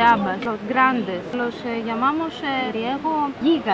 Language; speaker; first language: Spanish; non-native, fluent; Greek